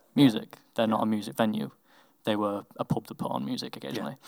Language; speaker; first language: English; native; English